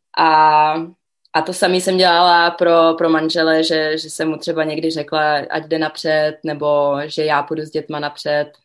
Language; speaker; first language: Czech; early bilingual, other home language; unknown